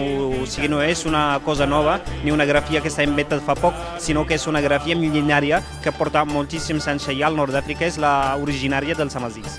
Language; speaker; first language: Catalan; non-native, fluent; Berber languages